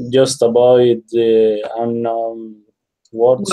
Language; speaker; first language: English; non-native, learner; Spanish